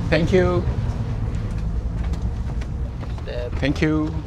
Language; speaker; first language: English; non-native, learner; Japanese